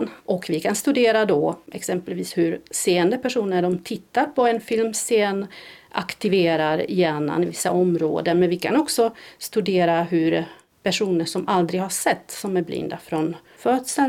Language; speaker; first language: Swedish; non-native, fluent; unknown